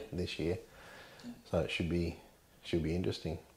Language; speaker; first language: English; native; English